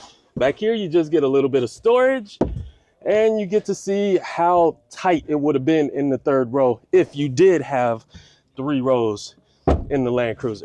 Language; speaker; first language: English; native; English